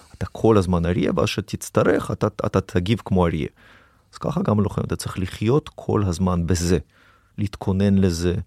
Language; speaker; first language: Hebrew; early bilingual, other home language; Russian